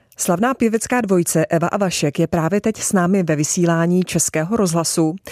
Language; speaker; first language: Czech; native; Czech